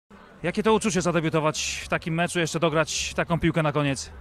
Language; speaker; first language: Polish; native; Polish